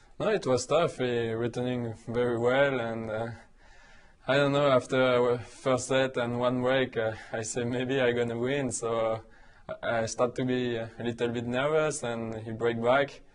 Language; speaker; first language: English; non-native, learner; French